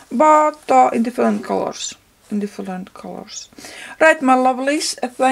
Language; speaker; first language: English; non-native, fluent; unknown